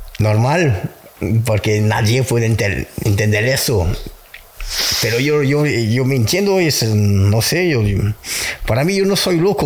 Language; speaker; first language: Spanish; non-native, learner; French